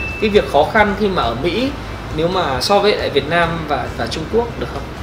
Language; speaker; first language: Vietnamese; native; Vietnamese